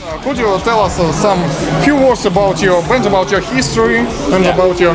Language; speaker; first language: English; non-native, fluent; Russian